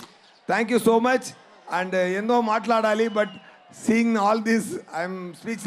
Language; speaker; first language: Telugu; non-native, local second language; Tamil